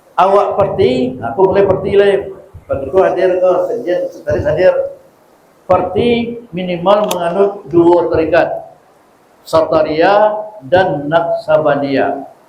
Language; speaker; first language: Malay; non-native, local second language; Minangkabau